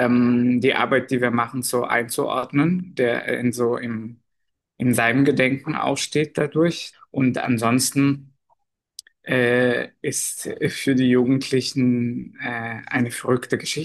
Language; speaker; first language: German; non-native, fluent; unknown